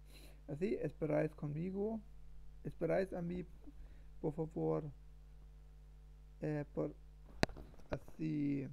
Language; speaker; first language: Spanish; non-native, learner; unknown